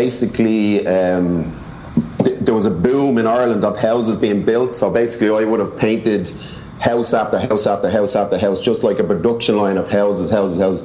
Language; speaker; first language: English; native; English